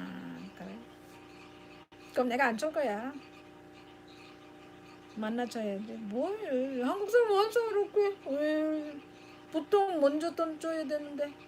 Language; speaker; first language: Korean; non-native, learner; Filipino